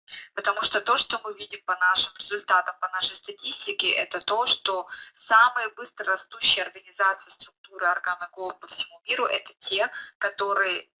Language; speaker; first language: Russian; native; Russian